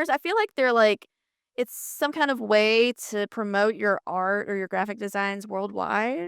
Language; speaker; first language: English; native; English